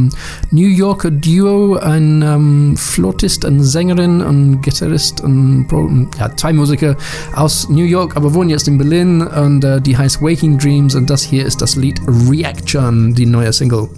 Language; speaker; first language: German; non-native, learner; English